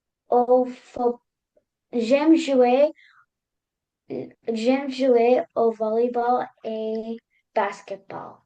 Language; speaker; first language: French; non-native, learner; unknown